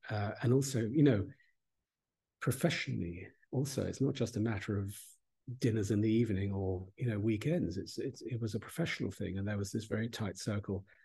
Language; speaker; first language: English; native; English